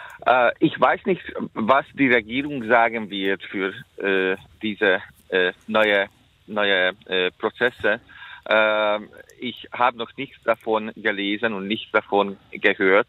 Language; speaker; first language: German; non-native, fluent; Hungarian